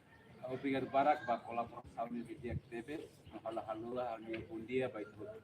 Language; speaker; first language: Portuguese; non-native, local second language; Tetum